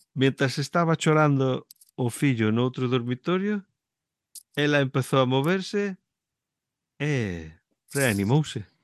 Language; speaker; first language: Galician; early bilingual, heritage; Galician